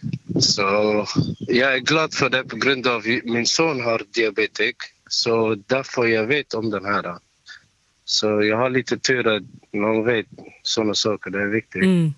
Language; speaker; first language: Swedish; non-native, learner; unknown